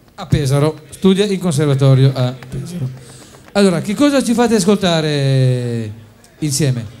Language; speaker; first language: Italian; native; Italian